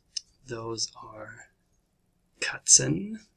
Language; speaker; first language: German; non-native, learner; English